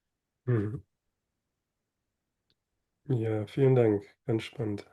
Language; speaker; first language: German; native; German